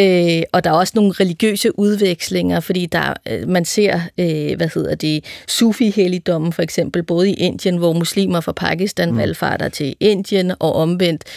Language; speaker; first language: Danish; native; Danish